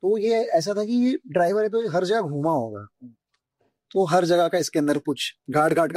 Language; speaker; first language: Hindi; native; Hindi